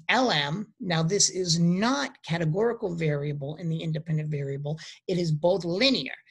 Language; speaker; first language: English; native; English